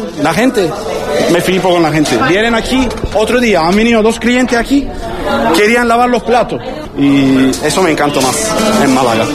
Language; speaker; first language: Spanish; non-native, learner; Turkish